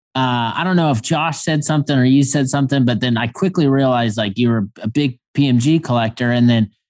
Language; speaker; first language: English; native; English